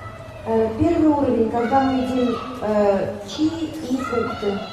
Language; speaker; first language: Russian; native; Russian